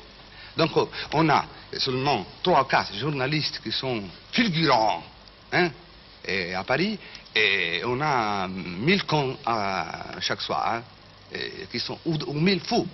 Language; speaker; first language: French; non-native, fluent; Italian